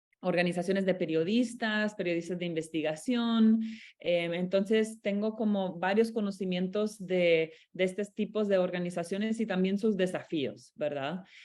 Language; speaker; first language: Spanish; non-native, fluent; Romanian